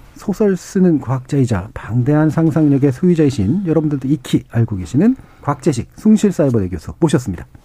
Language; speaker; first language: Korean; native; Korean